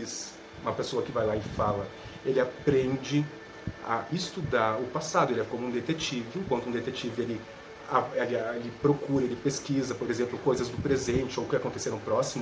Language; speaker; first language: Portuguese; native; Portuguese